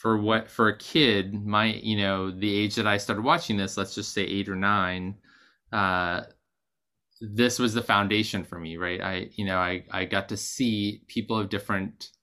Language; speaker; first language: English; native; English